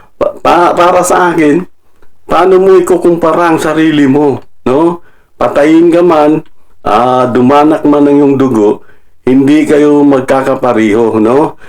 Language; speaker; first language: Filipino; non-native, local second language; Cebuano